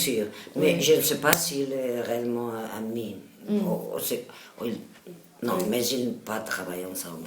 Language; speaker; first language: French; non-native, learner; Catalan